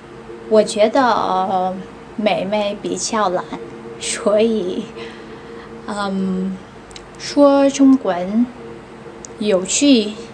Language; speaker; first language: Chinese; non-native, learner; Vietnamese